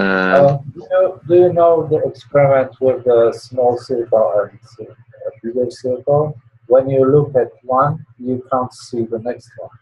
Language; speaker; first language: English; non-native, learner; Polish